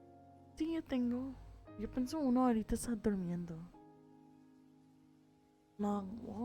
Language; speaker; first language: Spanish; early bilingual, heritage; English